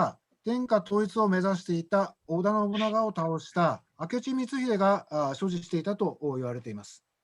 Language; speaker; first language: Japanese; native; Japanese